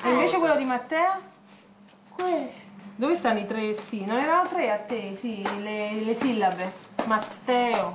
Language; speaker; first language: Italian; native; Italian